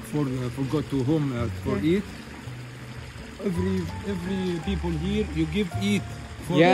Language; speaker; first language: English; non-native, learner; Arabic